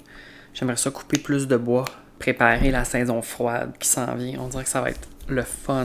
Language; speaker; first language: French; native; French